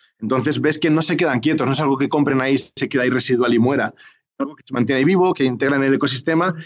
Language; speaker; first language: Spanish; native; Spanish